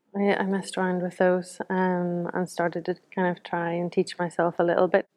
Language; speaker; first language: English; native; English